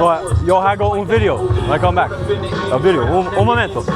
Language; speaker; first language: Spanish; early bilingual, heritage; English